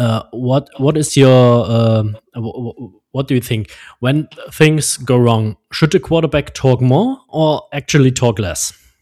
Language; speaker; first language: English; non-native, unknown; German